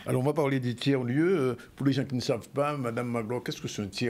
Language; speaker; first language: French; native; French